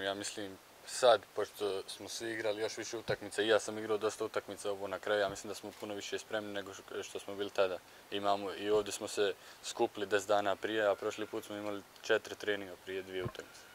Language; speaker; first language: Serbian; early bilingual, heritage; Bosnian